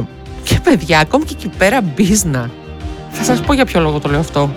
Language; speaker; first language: Greek; native; Greek